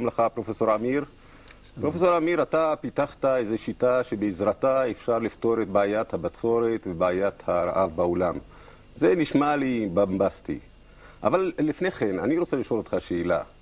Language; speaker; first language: Hebrew; non-native, local second language; Arabic